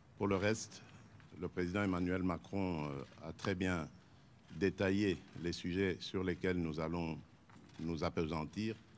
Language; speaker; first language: French; non-native, local second language; Luba-Lulua